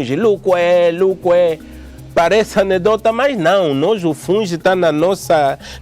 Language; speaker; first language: Portuguese; native; Portuguese